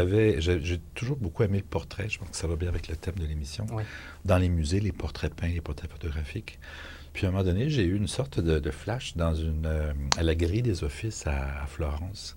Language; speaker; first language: French; native; French